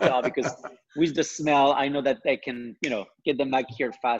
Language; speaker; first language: English; non-native, fluent; French